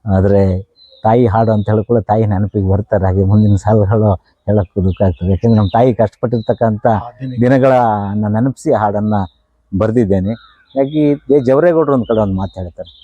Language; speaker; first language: Kannada; non-native, local second language; Telugu